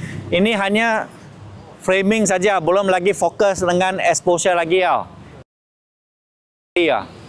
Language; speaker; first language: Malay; non-native, local second language; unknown